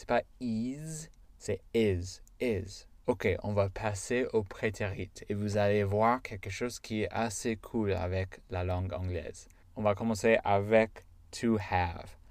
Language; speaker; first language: French; non-native, fluent; English